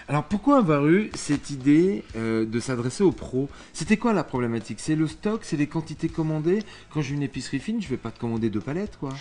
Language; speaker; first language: French; native; French